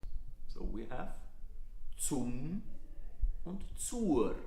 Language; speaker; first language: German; non-native, fluent; Italian